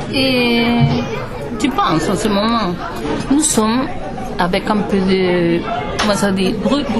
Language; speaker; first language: French; non-native, learner; Spanish